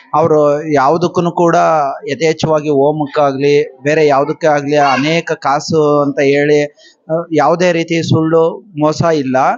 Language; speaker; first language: Kannada; native; Kannada